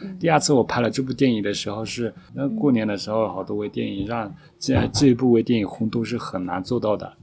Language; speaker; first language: Chinese; non-native, local second language; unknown